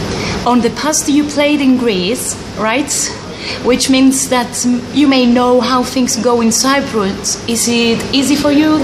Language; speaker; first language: English; non-native, fluent; Greek